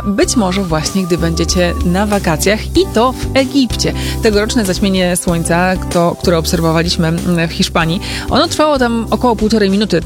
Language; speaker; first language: Polish; native; Polish